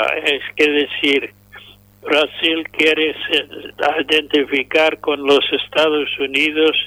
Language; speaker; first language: Spanish; non-native, fluent; English